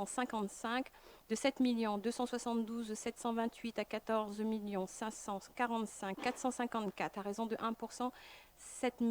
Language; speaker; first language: French; native; French